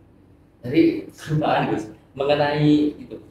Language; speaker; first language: Indonesian; native; Indonesian